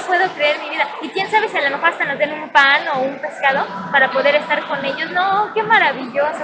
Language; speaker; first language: Spanish; native; Spanish